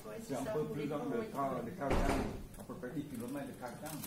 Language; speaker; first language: French; non-native, learner; Khmer